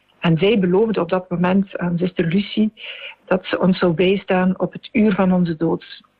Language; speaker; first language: Dutch; native; Dutch